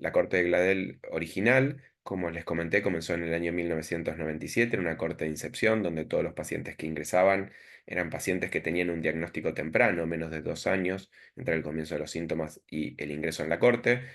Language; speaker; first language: Spanish; native; Spanish